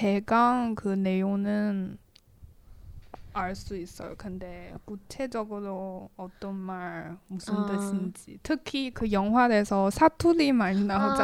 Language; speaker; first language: Korean; non-native, learner; Chinese